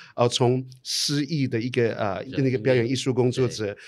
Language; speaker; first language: Chinese; non-native, local second language; Amis